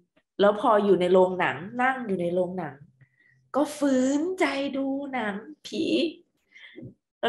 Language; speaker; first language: Thai; native; Thai